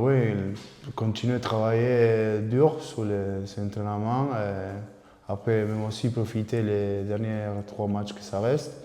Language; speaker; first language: French; non-native, learner; Spanish